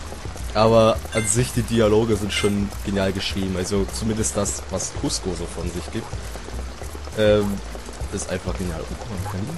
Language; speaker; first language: German; native; German